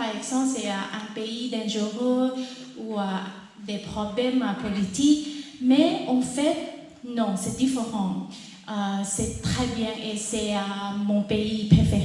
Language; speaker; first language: French; non-native, learner; Thai